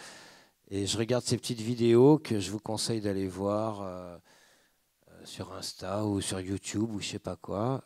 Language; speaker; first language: French; native; French